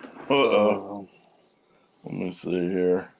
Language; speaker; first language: English; native; English